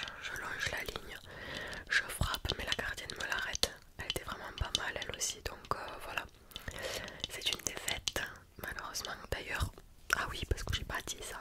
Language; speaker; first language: French; native; French